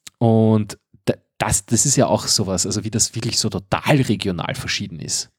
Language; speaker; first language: German; native; German